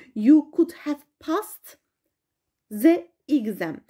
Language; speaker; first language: English; non-native, fluent; Azerbaijani